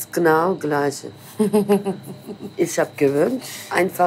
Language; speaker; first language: German; non-native, learner; Turkish